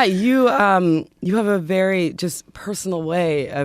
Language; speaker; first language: English; native; English